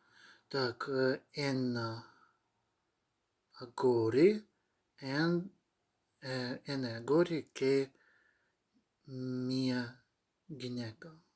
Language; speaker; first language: Greek; non-native, learner; Ukrainian